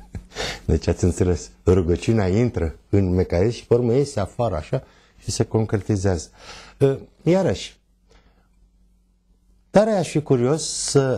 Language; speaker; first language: Romanian; native; Romanian